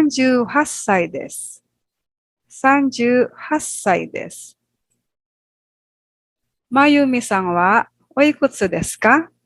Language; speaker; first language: Japanese; non-native, fluent; Filipino